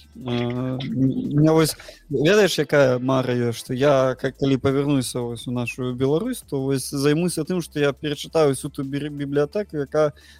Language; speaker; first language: Belarusian; non-native, local second language; Russian